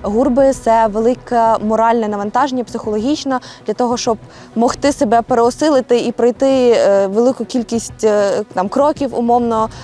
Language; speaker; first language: Ukrainian; native; Ukrainian